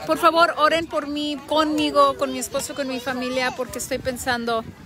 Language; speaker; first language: Spanish; early bilingual, heritage; Spanish